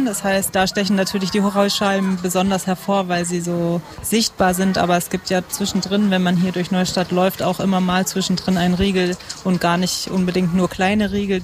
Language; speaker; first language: German; native; German